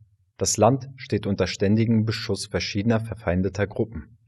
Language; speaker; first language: German; native; German